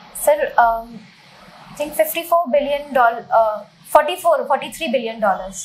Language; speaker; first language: English; non-native, local second language; Hindi